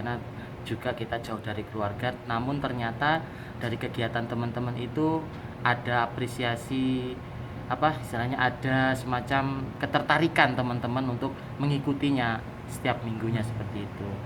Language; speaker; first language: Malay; non-native, local second language; Javanese